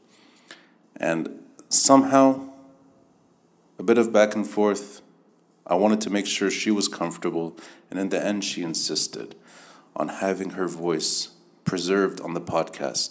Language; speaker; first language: English; native; English